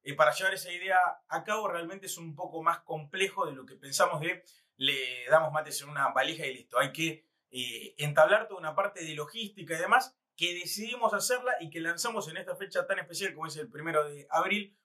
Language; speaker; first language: Spanish; native; Spanish